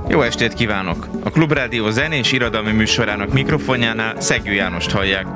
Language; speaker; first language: Hungarian; native; Hungarian